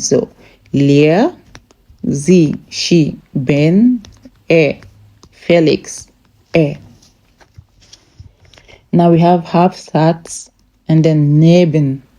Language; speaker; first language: German; non-native, fluent; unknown